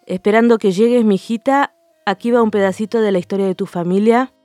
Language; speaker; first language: Spanish; early bilingual, heritage; Spanish